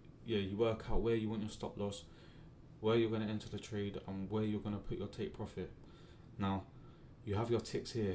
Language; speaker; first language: English; native; English